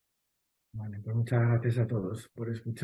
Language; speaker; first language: Spanish; native; Spanish